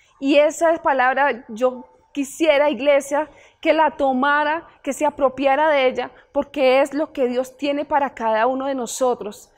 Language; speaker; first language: Spanish; native; Spanish